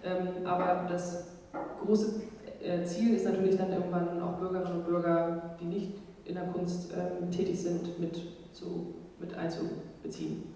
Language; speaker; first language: German; native; German